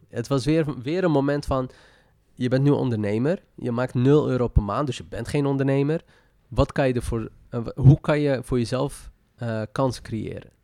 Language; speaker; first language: Dutch; early bilingual, other home language; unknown